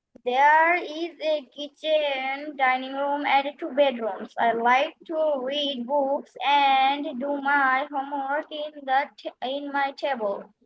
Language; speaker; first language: English; non-native, learner; Bangla